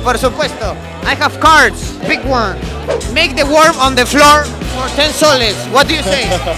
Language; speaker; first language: English; non-native, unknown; Spanish